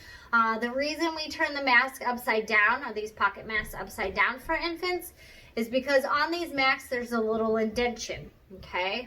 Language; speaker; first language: English; native; English